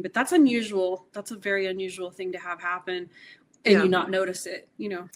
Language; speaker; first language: English; native; English